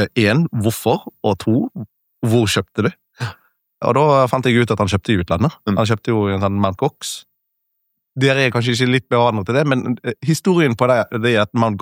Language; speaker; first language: Norwegian; native; Norwegian